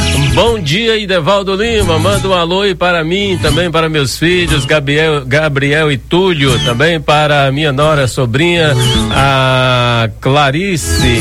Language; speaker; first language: Portuguese; native; Portuguese